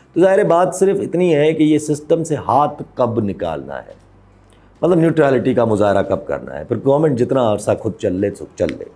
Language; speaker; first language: Urdu; non-native, local second language; Sindhi